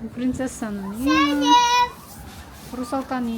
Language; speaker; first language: Kazakh; native; Kazakh